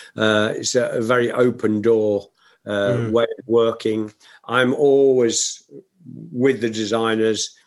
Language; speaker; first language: English; native; English